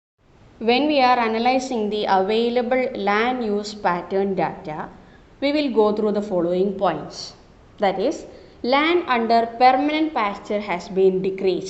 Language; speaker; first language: English; non-native, local second language; Malayalam